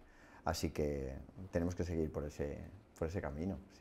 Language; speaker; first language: Spanish; native; Spanish